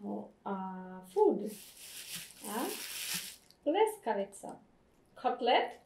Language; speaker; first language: English; non-native, learner; Russian